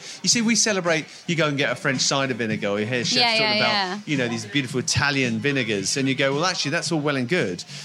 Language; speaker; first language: English; native; English